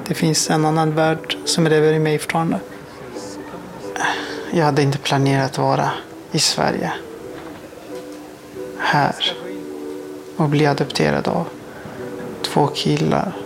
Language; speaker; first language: Swedish; non-native, fluent; Persian